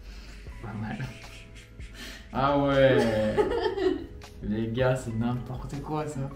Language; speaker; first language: French; native; French